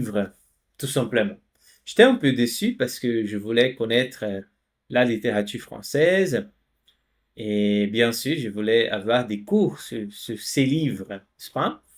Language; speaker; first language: French; non-native, fluent; Portuguese